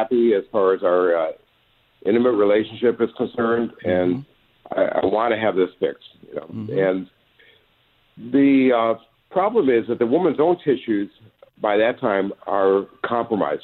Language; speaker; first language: English; native; English